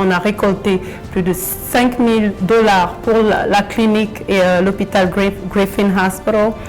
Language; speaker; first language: French; early bilingual, other home language; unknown